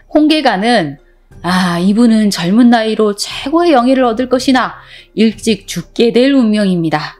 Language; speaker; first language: Korean; native; Korean